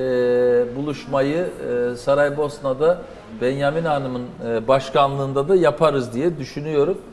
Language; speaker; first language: Turkish; native; Turkish